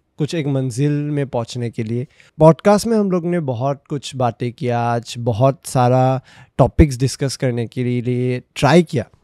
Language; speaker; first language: Hindi; non-native, local second language; Assamese